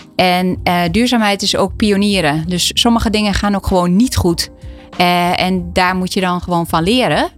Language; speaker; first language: Dutch; native; Dutch